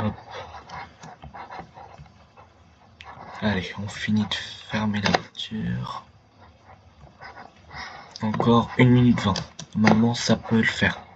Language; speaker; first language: French; native; French